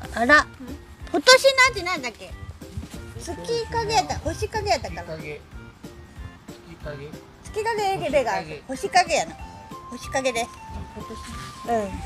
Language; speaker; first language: Japanese; native; Japanese